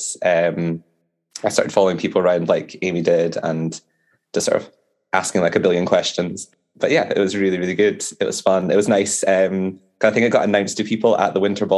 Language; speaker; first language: English; native; English